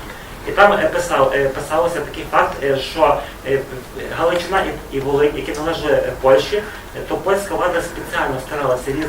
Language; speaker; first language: Ukrainian; native; Ukrainian